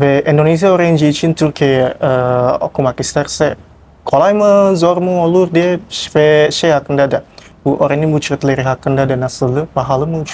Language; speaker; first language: Turkish; non-native, learner; Indonesian